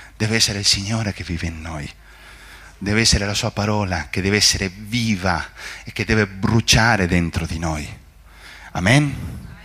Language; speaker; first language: Italian; non-native, fluent; Spanish